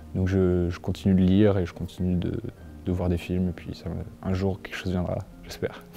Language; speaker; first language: French; native; French